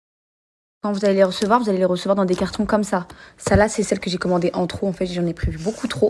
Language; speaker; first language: French; native; French